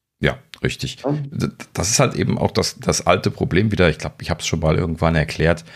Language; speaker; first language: German; native; German